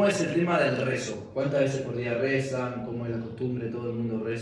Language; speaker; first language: Spanish; native; Spanish